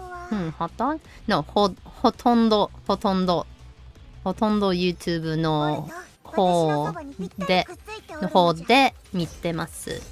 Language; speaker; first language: Japanese; non-native, learner; English